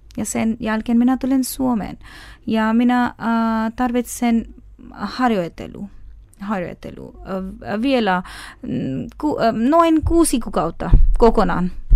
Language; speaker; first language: Finnish; non-native, learner; Urdu